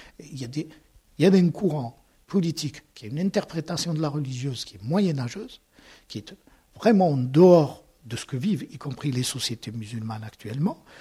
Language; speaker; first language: French; non-native, local second language; Arabic